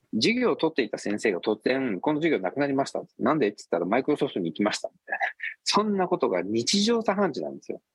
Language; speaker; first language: Japanese; native; Japanese